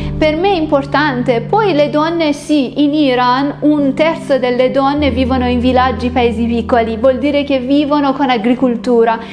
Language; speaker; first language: Italian; non-native, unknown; Persian